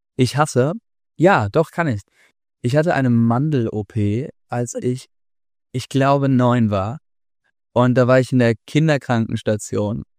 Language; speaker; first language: German; native; German